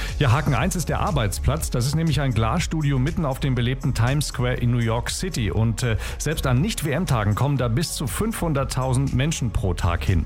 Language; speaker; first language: German; native; German